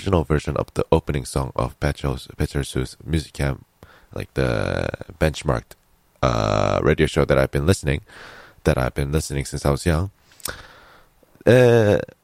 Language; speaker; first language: English; non-native, fluent; Korean